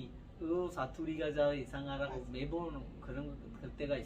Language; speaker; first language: Korean; non-native, learner; Urdu